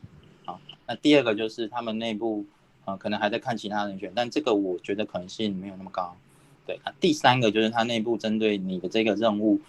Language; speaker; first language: Chinese; native; Chinese